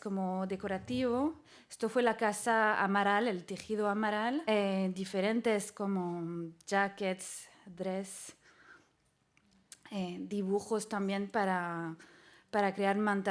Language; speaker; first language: Spanish; non-native, fluent; French